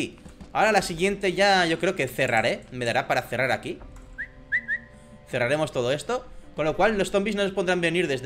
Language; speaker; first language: Spanish; native; Spanish